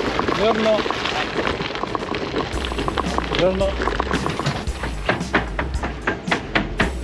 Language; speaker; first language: Italian; non-native, learner; French